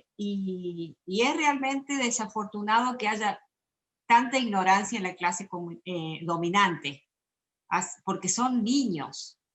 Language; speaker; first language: Spanish; native; Spanish